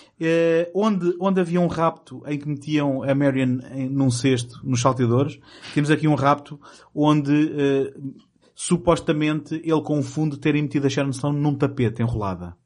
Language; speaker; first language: Portuguese; native; Portuguese